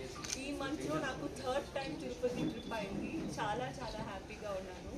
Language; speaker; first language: Telugu; non-native, learner; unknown